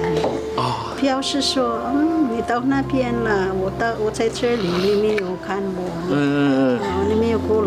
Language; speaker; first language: Chinese; non-native, fluent; Filipino